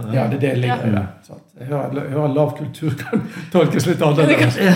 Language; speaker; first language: Norwegian; native; Norwegian